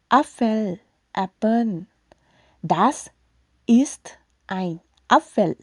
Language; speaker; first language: German; non-native, fluent; Thai